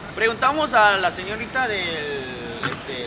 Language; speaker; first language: Spanish; non-native, fluent; Korean